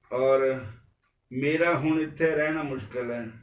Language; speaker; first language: Hindi; non-native, local second language; Punjabi